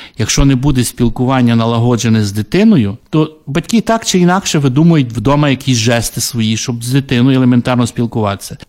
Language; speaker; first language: Ukrainian; native; Ukrainian